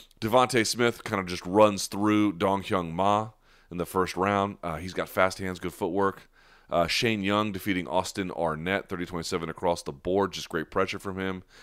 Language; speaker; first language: English; native; English